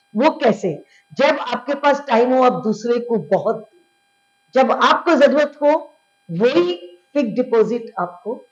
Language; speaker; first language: Hindi; early bilingual, heritage; Bangla